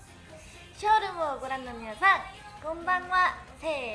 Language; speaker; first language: Japanese; native; Japanese